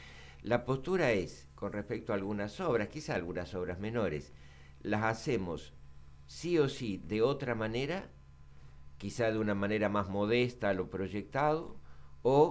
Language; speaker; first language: Spanish; native; Spanish